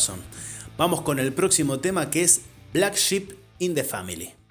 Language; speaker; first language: Spanish; native; Spanish